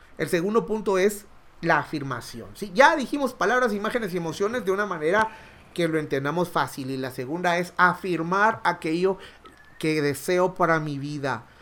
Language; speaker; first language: Spanish; native; Spanish